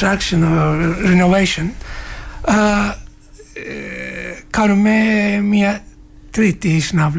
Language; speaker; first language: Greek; non-native, learner; Turkish